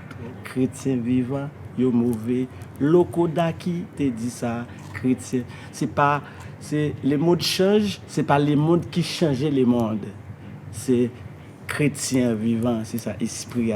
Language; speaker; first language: French; non-native, learner; Haitian Creole